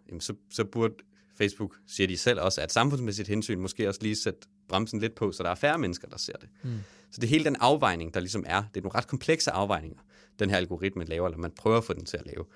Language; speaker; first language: Danish; native; Danish